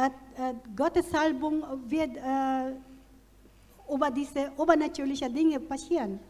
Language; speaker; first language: German; non-native, fluent; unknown